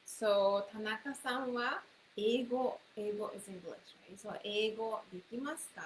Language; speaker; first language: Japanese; non-native, fluent; English